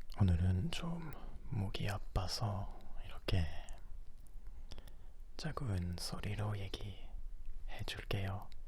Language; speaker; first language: Korean; non-native, learner; French